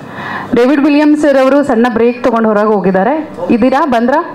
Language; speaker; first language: Kannada; native; Kannada